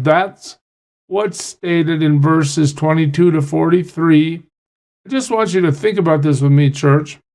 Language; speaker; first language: English; native; English